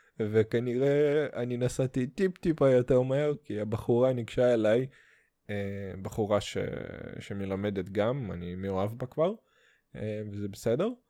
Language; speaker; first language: Hebrew; non-native, fluent; Russian